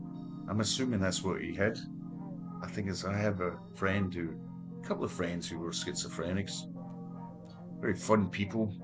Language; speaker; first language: English; native; English